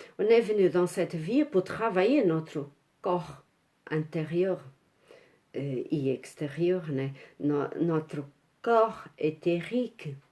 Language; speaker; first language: French; non-native, fluent; Portuguese